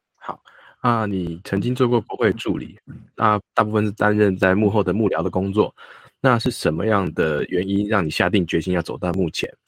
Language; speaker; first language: Chinese; native; Chinese